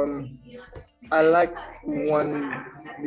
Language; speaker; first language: English; non-native, fluent; Uzbek